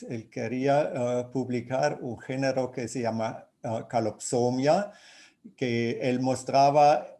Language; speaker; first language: Spanish; non-native, fluent; German